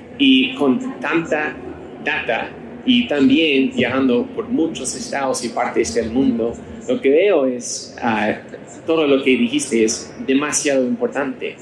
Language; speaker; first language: Spanish; non-native, learner; English